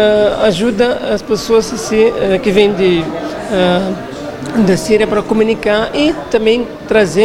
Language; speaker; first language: Portuguese; non-native, fluent; Arabic